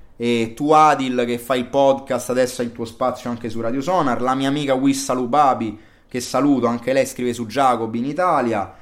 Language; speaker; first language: Italian; native; Italian